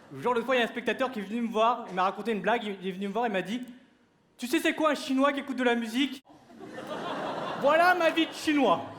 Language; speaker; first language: French; early bilingual, other home language; Vietnamese